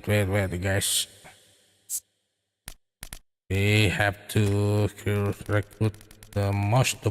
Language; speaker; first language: English; non-native, learner; Indonesian